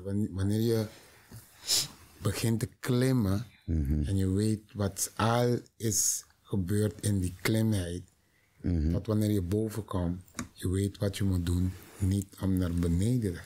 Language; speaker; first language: Dutch; non-native, learner; Papiamento